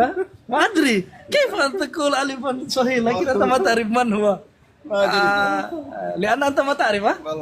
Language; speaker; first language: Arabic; non-native, learner; Indonesian